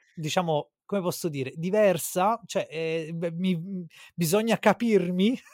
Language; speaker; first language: Italian; native; Italian